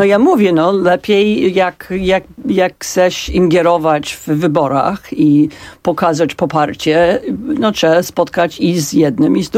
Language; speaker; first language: Polish; non-native, fluent; English